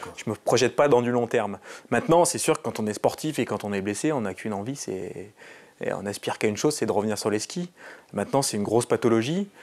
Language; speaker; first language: French; native; French